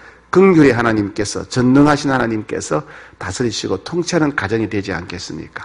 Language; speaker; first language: Korean; native; Korean